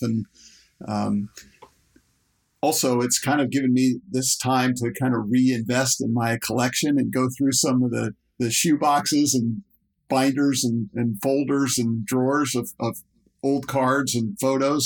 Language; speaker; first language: English; native; English